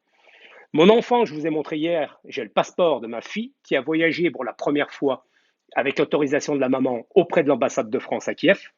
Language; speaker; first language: French; native; French